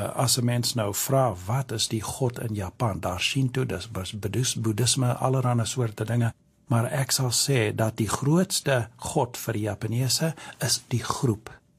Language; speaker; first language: Afrikaans; early bilingual, heritage; English